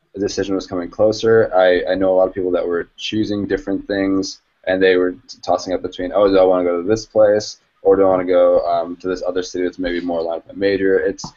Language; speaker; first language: English; native; English